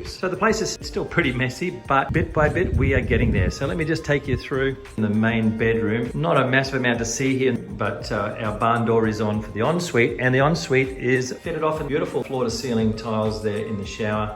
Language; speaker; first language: English; native; English